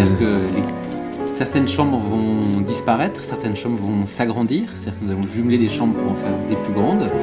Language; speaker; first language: French; native; French